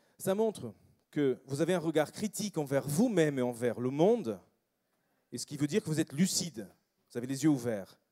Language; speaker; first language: French; non-native, fluent; English